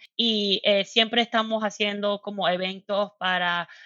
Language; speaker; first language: Spanish; early bilingual, heritage; Spanish